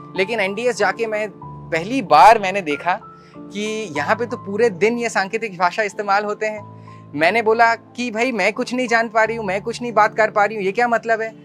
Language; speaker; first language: Hindi; native; Hindi